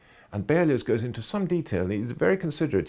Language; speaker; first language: English; native; English